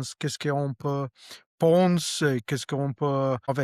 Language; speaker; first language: French; non-native, learner; Albanian